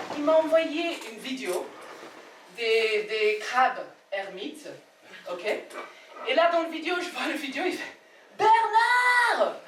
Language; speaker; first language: French; non-native, fluent; English